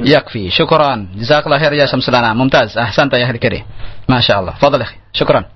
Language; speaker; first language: Arabic; non-native, fluent; Indonesian